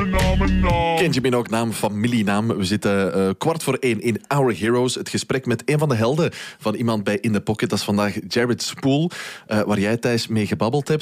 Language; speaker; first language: Dutch; native; Dutch